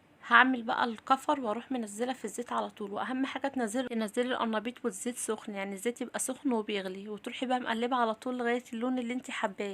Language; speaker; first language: Arabic; native; Arabic